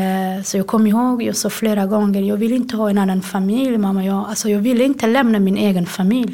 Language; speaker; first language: Swedish; non-native, fluent; Somali